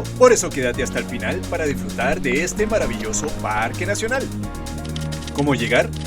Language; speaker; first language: Spanish; native; Spanish